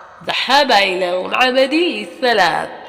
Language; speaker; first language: Arabic; non-native, fluent; Urdu